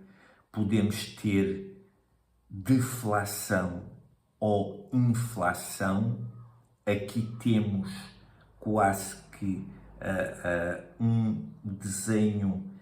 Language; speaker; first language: Portuguese; native; Portuguese